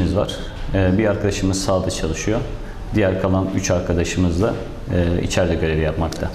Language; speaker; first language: Turkish; native; Turkish